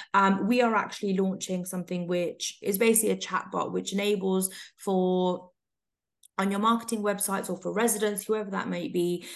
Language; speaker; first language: English; native; English